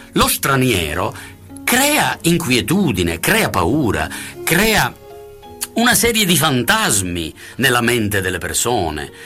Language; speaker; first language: Italian; native; Italian